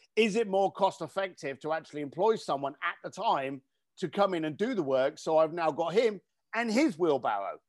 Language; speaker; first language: English; native; English